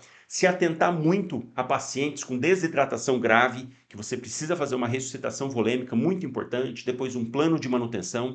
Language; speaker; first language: Portuguese; native; Portuguese